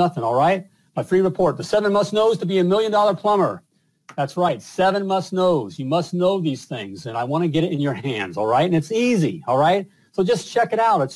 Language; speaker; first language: English; native; English